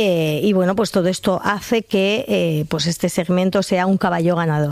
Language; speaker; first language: Spanish; native; Spanish